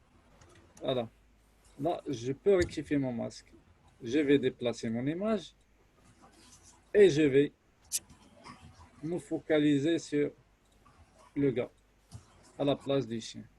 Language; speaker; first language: French; non-native, local second language; Arabic